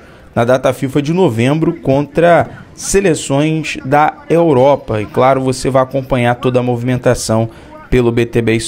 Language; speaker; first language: Portuguese; native; Portuguese